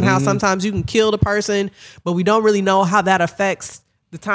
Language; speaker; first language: English; native; English